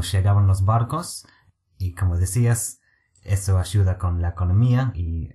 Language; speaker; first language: Spanish; non-native, fluent; English